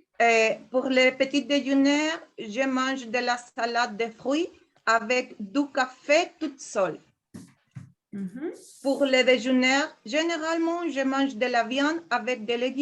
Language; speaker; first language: French; non-native, learner; Spanish